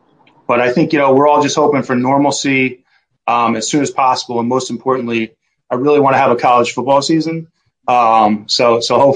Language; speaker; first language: English; native; English